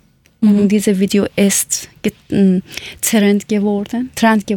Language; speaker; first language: German; non-native, learner; Persian